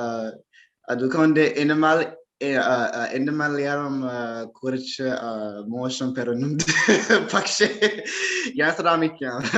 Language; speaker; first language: Malayalam; non-native, learner; English